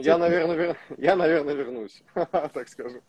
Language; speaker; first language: Russian; native; Russian